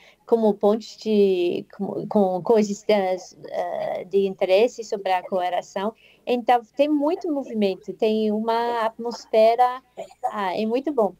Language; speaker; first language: Portuguese; non-native, fluent; English